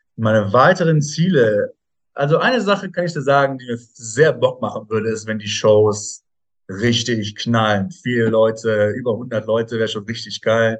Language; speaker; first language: German; native; German